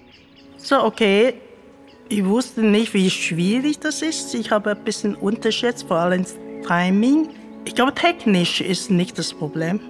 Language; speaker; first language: German; non-native, fluent; Chinese